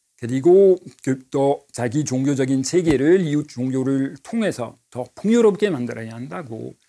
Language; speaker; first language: Korean; non-native, fluent; French